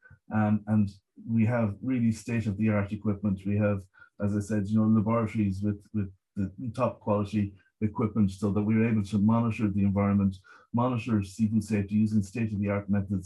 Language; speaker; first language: English; native; English